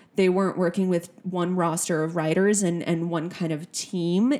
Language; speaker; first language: English; native; English